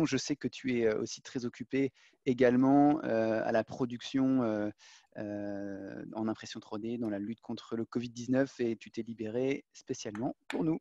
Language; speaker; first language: French; native; French